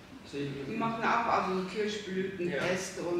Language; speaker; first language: German; non-native, learner; Korean